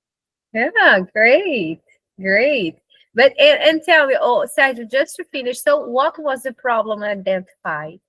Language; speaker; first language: English; non-native, fluent; Portuguese